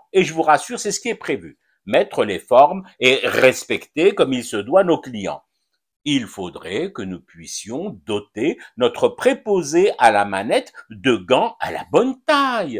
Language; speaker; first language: French; non-native, local second language; Arabic